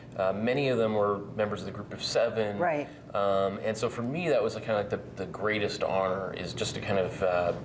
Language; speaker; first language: English; native; English